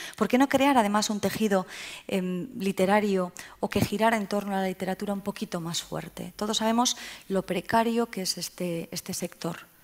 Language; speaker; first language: Spanish; native; Spanish